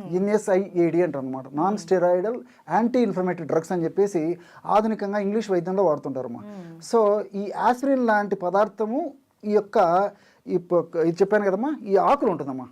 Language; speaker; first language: Telugu; native; Telugu